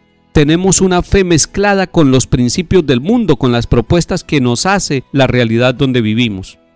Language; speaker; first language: Spanish; native; Spanish